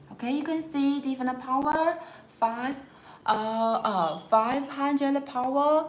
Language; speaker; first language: English; non-native, learner; Chinese